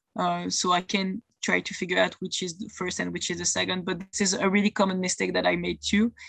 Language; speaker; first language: English; non-native, fluent; French